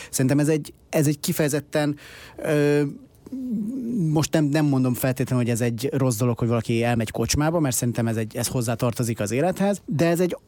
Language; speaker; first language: Hungarian; native; Hungarian